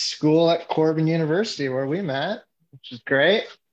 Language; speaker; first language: English; native; English